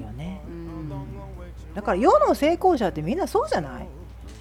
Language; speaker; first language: Japanese; native; Japanese